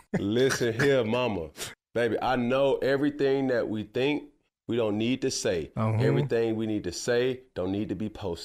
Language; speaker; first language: English; native; English